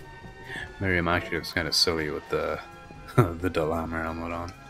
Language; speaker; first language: English; native; English